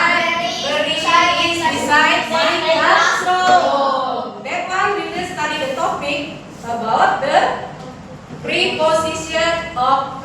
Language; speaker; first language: English; non-native, learner; Indonesian